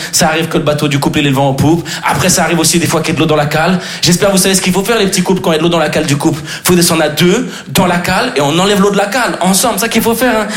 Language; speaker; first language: French; native; French